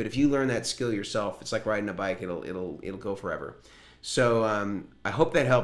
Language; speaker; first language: English; native; English